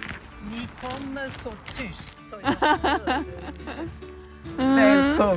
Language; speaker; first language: Swedish; native; Swedish